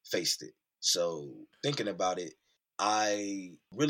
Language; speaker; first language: English; native; English